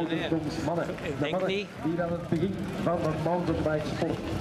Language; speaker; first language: Dutch; native; Dutch